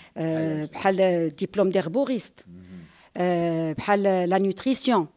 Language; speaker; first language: French; non-native, local second language; Arabic